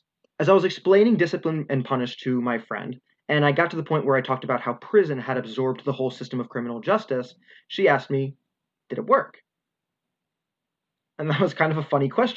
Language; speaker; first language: English; native; English